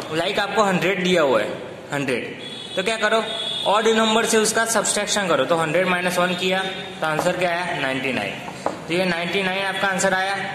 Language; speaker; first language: Hindi; non-native, local second language; Gujarati